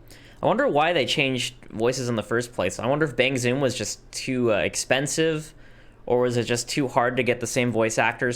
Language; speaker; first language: English; native; English